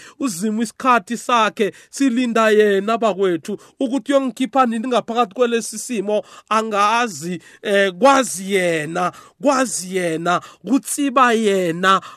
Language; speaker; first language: Zulu; non-native, local second language; South Ndebele